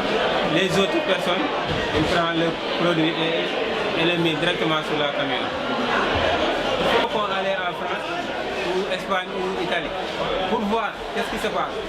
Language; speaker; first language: French; non-native, local second language; Wolof